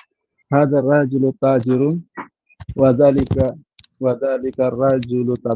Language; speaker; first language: Arabic; non-native, learner; Filipino